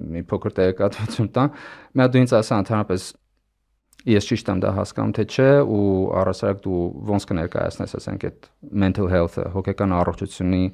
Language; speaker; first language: Armenian; native; Armenian